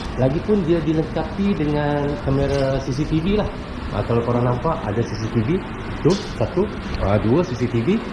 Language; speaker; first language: Malay; native; Malay